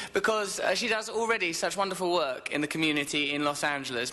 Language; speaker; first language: English; native; English